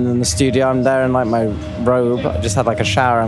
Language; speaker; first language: English; native; English